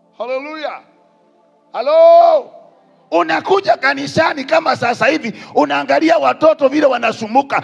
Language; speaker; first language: Swahili; non-native, local second language; Kikuyu